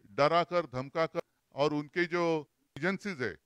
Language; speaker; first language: Hindi; non-native, local second language; Marathi